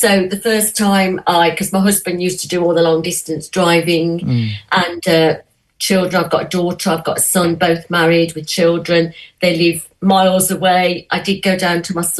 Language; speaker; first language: English; native; English